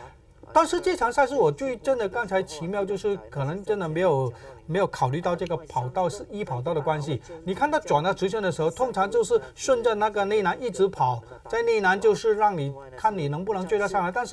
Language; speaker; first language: Chinese; native; Chinese